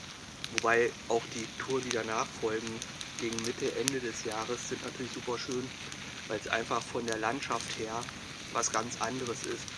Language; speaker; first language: German; native; German